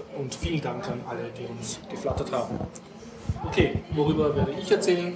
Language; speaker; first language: German; native; German